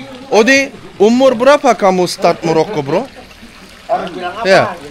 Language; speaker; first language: Indonesian; non-native, learner; Turkish